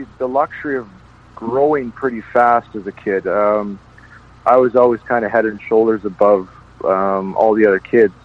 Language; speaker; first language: English; native; English